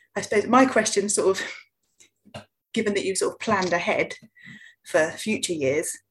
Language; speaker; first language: English; native; English